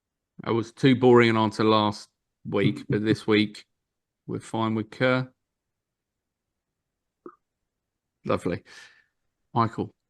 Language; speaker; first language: English; native; English